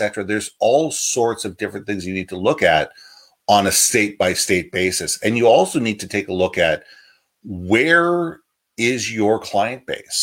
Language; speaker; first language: English; native; English